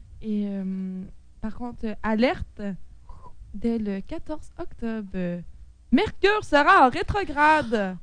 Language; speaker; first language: French; native; French